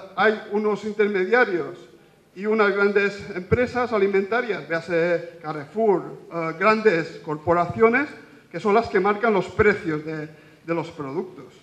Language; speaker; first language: Spanish; non-native, local second language; Catalan